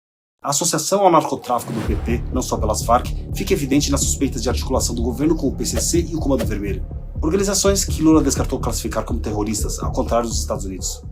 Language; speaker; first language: Portuguese; native; Portuguese